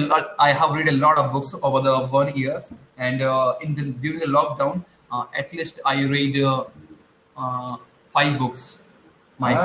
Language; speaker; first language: English; non-native, learner; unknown